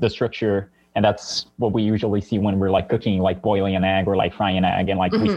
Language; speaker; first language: English; non-native, fluent; Portuguese